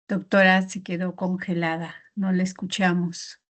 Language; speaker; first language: Spanish; native; Spanish